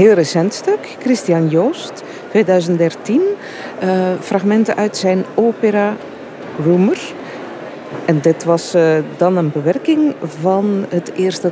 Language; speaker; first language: Dutch; native; Dutch